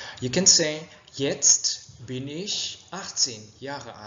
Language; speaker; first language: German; non-native, fluent; Vietnamese